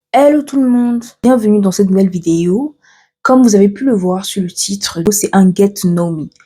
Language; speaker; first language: French; early bilingual, other home language; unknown